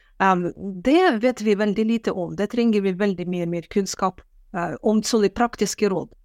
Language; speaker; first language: Norwegian; non-native, fluent; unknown